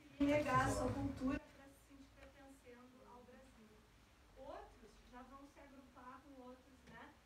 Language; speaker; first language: Portuguese; native; Portuguese